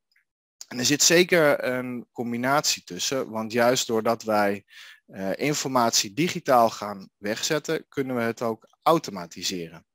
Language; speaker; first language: Dutch; native; Dutch